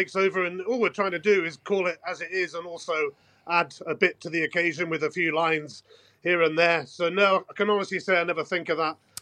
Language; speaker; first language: English; native; English